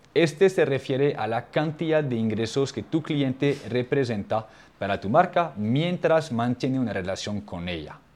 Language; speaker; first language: Spanish; non-native, fluent; French